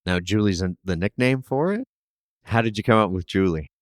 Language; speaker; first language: English; native; English